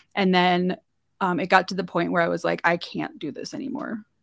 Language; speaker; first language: English; native; English